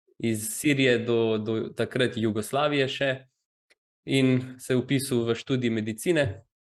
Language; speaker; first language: Slovenian; early bilingual, other home language; Croatian